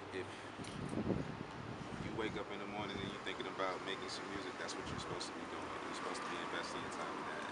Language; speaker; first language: English; native; English